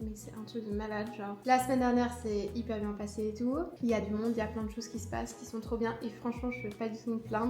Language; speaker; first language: French; native; French